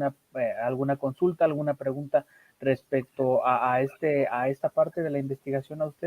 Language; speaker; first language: Spanish; native; Spanish